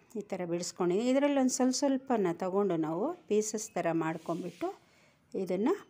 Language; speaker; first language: Kannada; non-native, local second language; Telugu